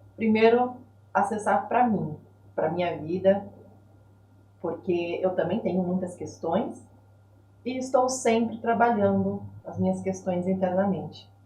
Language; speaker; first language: Portuguese; native; Portuguese